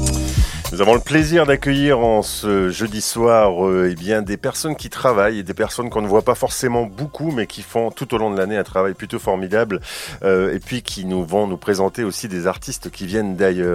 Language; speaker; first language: French; native; French